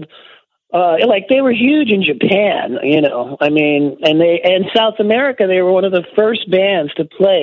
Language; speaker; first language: English; native; English